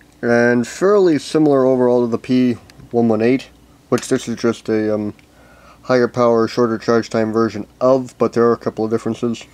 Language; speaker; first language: English; native; English